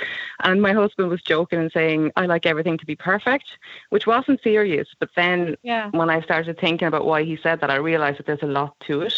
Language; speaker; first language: English; non-native, fluent; Swedish